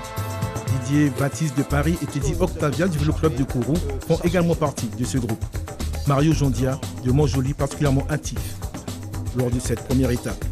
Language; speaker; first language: French; native; French